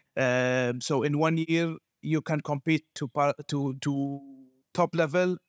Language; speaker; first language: English; non-native, fluent; Arabic